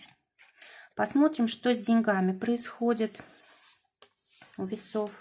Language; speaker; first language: Russian; native; Russian